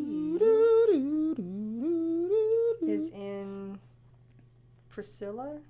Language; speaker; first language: English; native; English